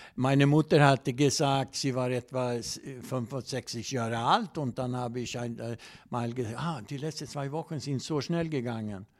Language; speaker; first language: German; non-native, fluent; Swedish